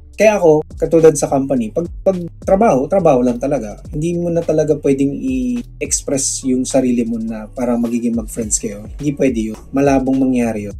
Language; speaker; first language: Filipino; non-native, local second language; Cebuano